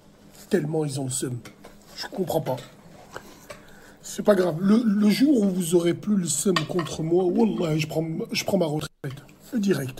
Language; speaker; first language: French; native; French